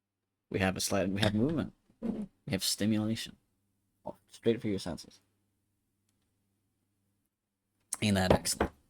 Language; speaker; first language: English; native; English